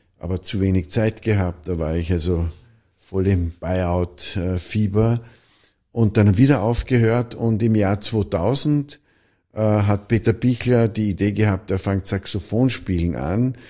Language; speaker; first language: German; native; German